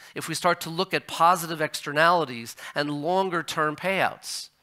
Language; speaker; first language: English; native; English